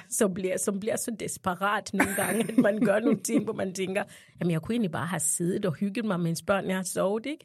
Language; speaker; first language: Danish; non-native, fluent; Ganda